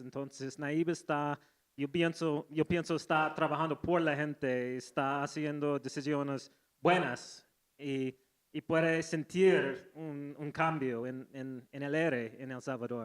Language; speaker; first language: Spanish; non-native, learner; English